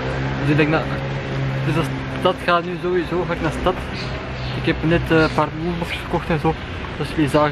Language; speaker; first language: Dutch; non-native, local second language; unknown